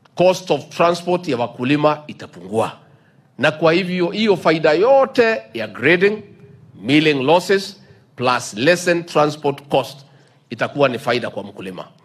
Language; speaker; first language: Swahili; non-native, local second language; Kikuyu